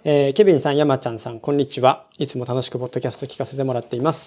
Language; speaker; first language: Japanese; native; Japanese